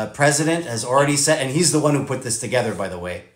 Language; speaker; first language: English; native; English